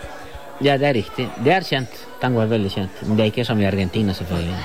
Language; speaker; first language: Norwegian; non-native, fluent; Spanish